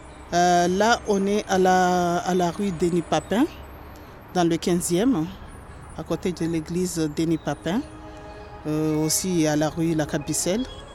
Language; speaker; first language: French; non-native, local second language; Ngazidja Comorian